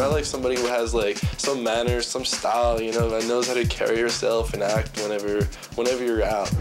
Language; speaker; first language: English; non-native, fluent; French